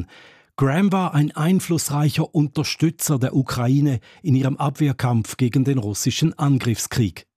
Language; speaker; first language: German; native; German